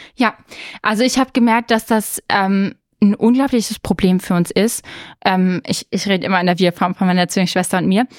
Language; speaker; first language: German; native; German